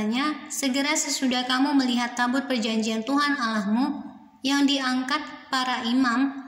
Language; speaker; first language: Indonesian; native; Indonesian